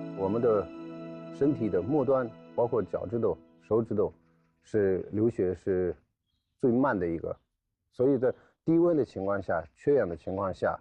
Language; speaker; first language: Chinese; native; Chinese